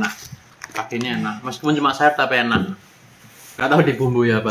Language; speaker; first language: Indonesian; non-native, local second language; Javanese